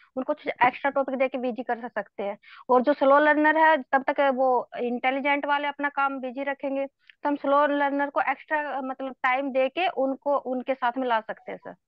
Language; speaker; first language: Hindi; native; Hindi